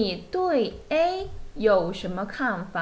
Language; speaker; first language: Chinese; non-native, fluent; Korean